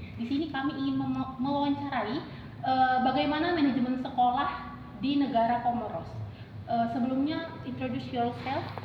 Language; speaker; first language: Indonesian; native; Indonesian